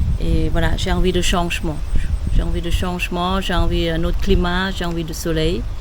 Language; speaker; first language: French; non-native, fluent; Thai